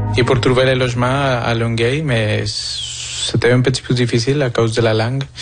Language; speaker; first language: French; non-native, fluent; Spanish